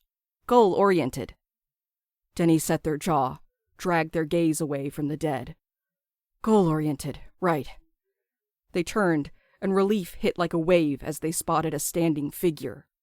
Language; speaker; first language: English; native; English